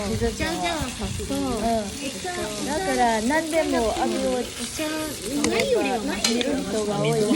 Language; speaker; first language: Japanese; non-native, learner; Mizo